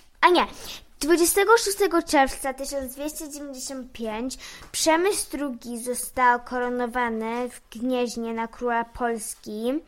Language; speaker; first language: Polish; early bilingual, heritage; Polish